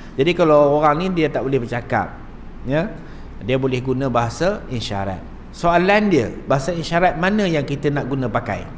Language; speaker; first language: Malay; native; Malay